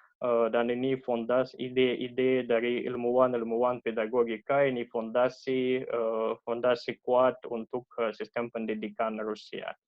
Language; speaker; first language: Indonesian; non-native, learner; Russian